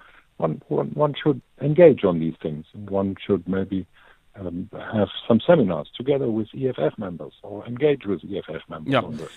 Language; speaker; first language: English; non-native, fluent; German